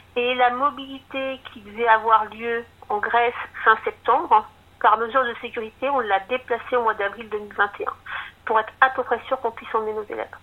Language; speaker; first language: French; native; French